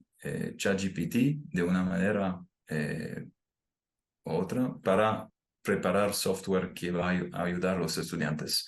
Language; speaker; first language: Spanish; non-native, fluent; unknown